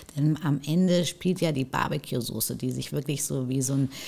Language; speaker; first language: German; native; German